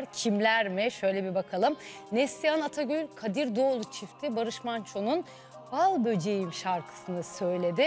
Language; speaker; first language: Turkish; native; Turkish